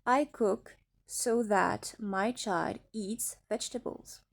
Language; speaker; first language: English; non-native, fluent; French